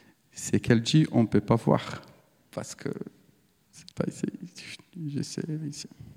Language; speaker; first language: French; non-native, fluent; Portuguese